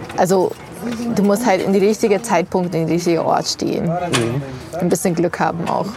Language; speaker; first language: German; non-native, fluent; English